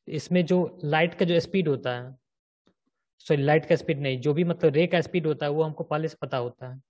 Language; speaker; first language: Hindi; native; Hindi